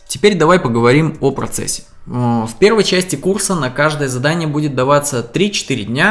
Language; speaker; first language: Russian; native; Russian